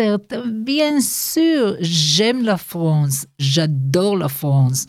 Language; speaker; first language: French; non-native, learner; Hebrew